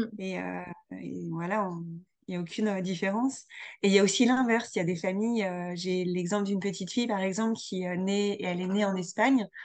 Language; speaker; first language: French; native; French